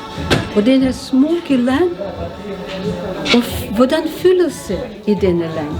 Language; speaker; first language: Danish; non-native, learner; Russian